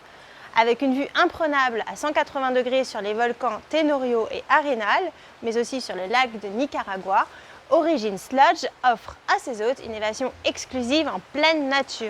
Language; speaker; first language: French; native; French